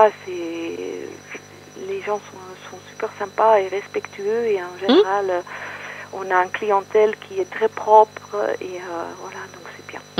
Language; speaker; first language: French; non-native, fluent; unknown